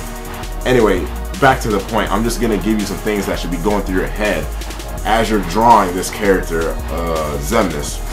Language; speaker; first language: English; native; English